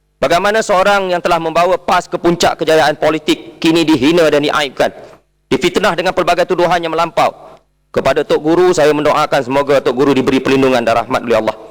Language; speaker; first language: Malay; native; Malay